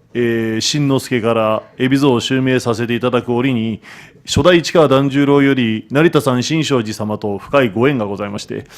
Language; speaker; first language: Japanese; native; Japanese